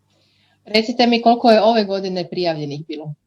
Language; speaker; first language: Croatian; native; Croatian